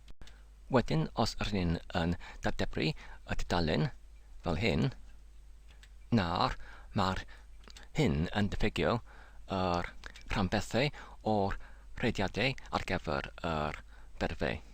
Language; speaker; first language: Welsh; non-native, learner; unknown